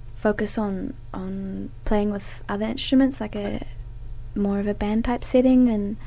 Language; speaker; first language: English; native; English